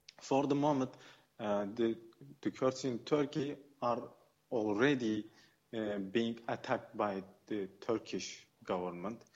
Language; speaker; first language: English; non-native, fluent; Kurdish